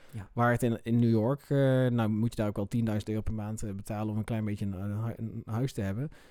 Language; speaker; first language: Dutch; native; Dutch